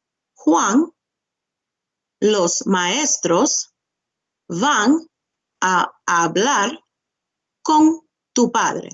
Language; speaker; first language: Spanish; non-native, fluent; English